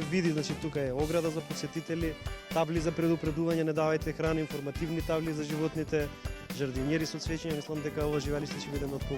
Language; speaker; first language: Macedonian; native; Macedonian